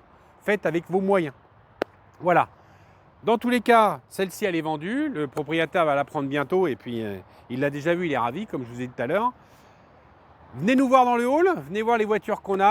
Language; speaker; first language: French; native; French